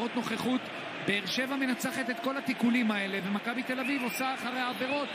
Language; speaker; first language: Hebrew; native; Hebrew